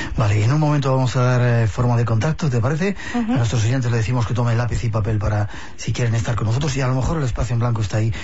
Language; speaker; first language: Spanish; native; Spanish